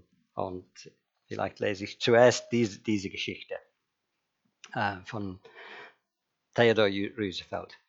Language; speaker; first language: German; non-native, fluent; English